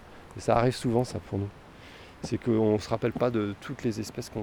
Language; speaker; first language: French; native; French